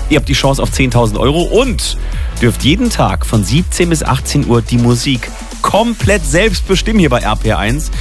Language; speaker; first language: German; native; German